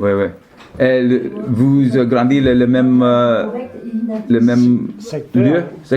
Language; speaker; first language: French; non-native, learner; English